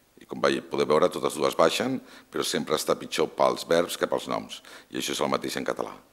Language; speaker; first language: Catalan; non-native, local second language; Spanish